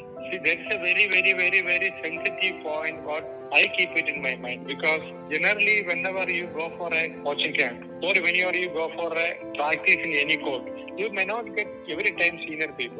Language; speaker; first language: English; non-native, local second language; Malayalam